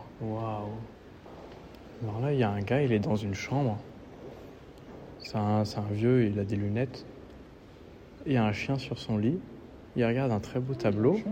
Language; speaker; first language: French; native; French